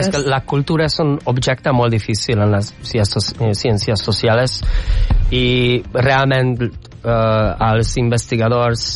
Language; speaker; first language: Catalan; non-native, fluent; Spanish